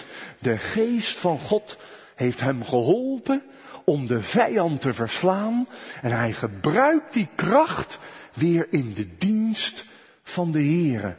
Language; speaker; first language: Dutch; native; Dutch